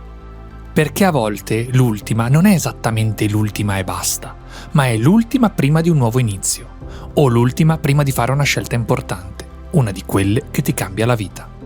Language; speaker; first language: Italian; native; Italian